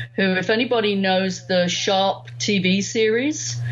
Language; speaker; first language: English; native; English